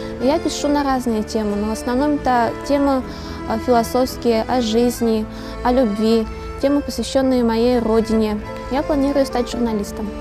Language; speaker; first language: Russian; non-native, local second language; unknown